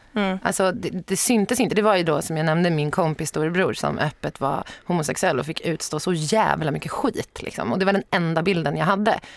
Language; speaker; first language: Swedish; native; Swedish